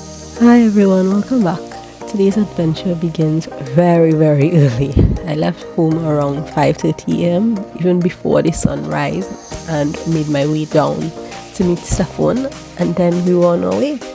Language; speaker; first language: English; native; English